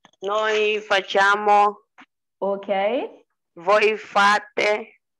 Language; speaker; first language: Italian; non-native, fluent; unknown